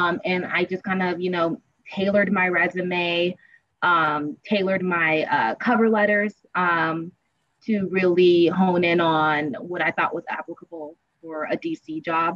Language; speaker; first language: English; native; English